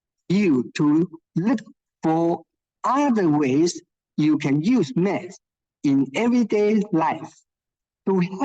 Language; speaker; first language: English; non-native, fluent; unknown